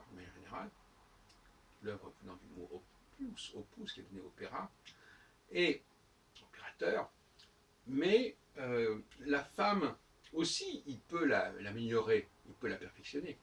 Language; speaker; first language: French; native; French